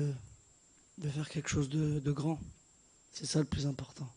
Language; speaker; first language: French; native; French